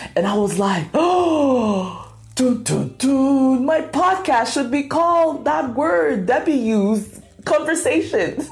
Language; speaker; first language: English; non-native, local second language; Akan